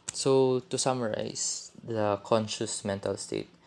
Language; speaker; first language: English; non-native, local second language; Filipino